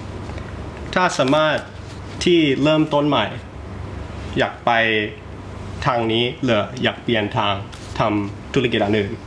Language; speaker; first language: Thai; early bilingual, heritage; Thai